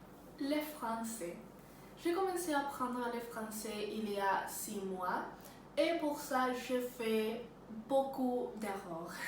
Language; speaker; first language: French; non-native, learner; Spanish